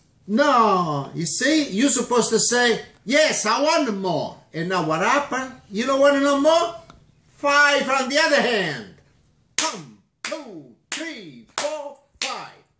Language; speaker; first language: English; non-native, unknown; Italian